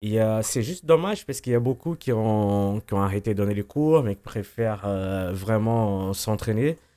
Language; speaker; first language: French; non-native, fluent; Portuguese